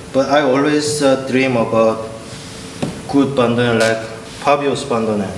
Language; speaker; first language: English; non-native, learner; Korean